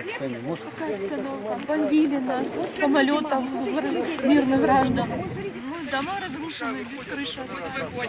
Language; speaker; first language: Russian; native; Russian